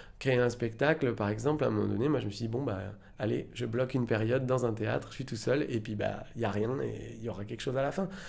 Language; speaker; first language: French; native; French